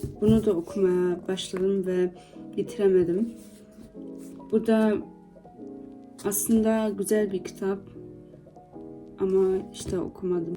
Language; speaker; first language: Turkish; early bilingual, heritage; Turkish